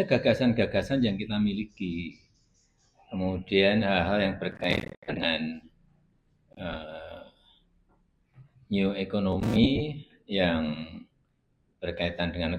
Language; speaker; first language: Indonesian; non-native, local second language; Javanese